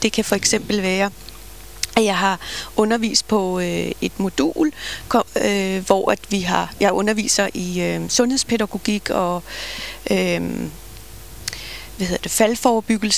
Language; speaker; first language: Danish; native; Danish